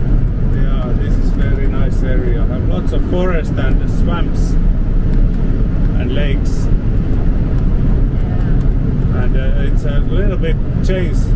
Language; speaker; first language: English; non-native, learner; Finnish